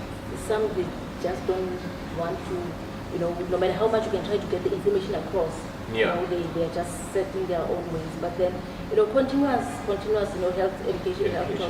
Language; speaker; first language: English; non-native, local second language; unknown